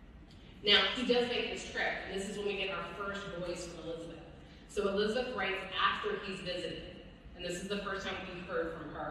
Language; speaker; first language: English; native; English